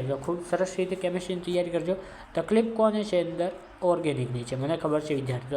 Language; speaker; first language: Gujarati; non-native, local second language; Marwari